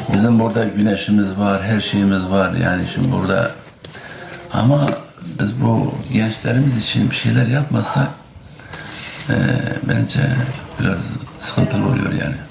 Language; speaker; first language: Turkish; non-native, local second language; Kurdish